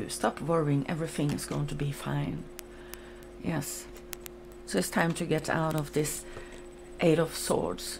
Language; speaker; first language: English; non-native, fluent; Norwegian